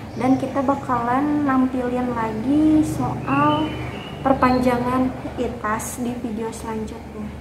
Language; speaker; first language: Indonesian; native; Indonesian